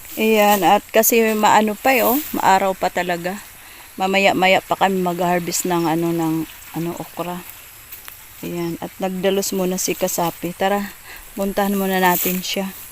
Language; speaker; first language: Filipino; native; Filipino